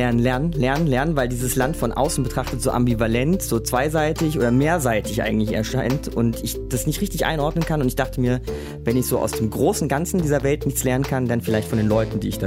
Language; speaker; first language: German; native; German